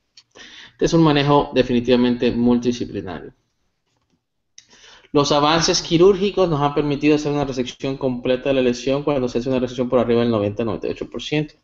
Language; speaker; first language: Spanish; native; Spanish